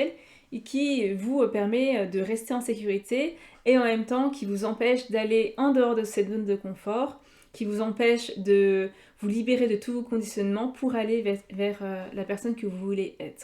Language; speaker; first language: French; native; French